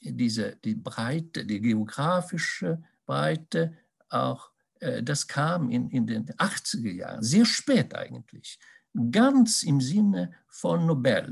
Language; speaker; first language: German; non-native, fluent; Swedish